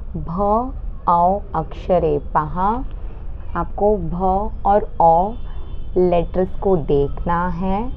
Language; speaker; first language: Hindi; non-native, local second language; Marathi